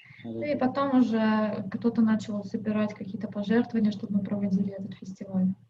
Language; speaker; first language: Russian; native; Russian